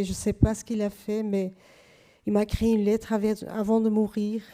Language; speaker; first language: French; non-native, fluent; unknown